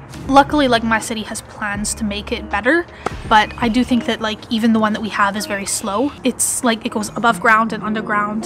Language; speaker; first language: English; native; English